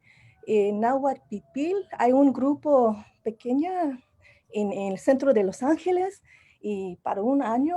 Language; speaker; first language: Spanish; non-native, learner; English